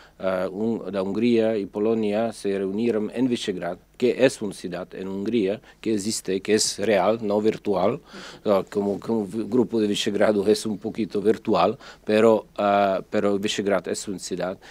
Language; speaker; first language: Spanish; non-native, fluent; Czech